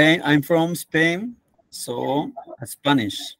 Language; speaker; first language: English; non-native, learner; Spanish